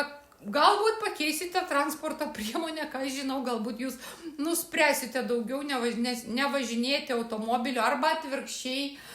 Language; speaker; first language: Lithuanian; native; Lithuanian